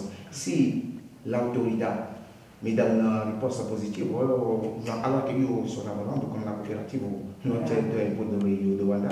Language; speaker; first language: Italian; non-native, learner; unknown